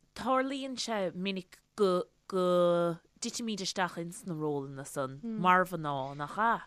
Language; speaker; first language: Irish; native; Irish